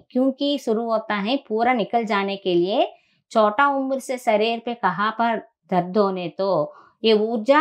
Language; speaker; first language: Hindi; non-native, local second language; Telugu